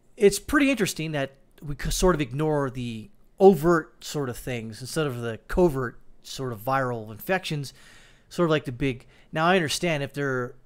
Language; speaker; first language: English; native; English